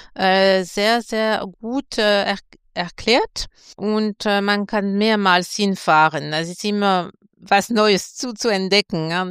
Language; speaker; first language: German; non-native, fluent; French